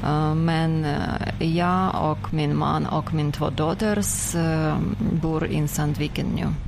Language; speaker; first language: Swedish; non-native, learner; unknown